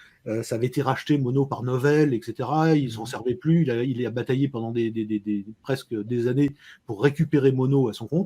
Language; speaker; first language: French; native; French